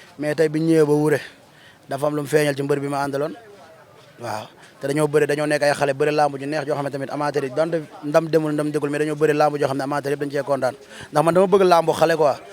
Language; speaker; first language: Wolof; native; Wolof